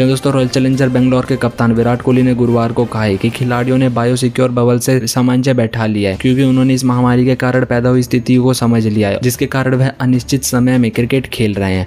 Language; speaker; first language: Hindi; native; Hindi